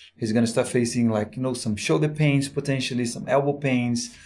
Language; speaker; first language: English; non-native, fluent; Portuguese